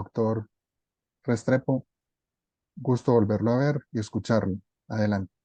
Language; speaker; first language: Spanish; native; Spanish